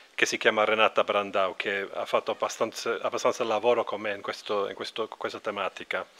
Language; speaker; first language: Italian; non-native, learner; English